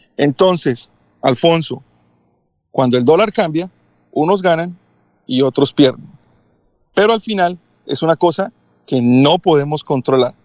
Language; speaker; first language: Spanish; native; Spanish